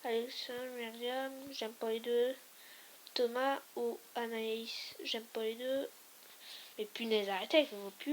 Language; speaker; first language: French; native; French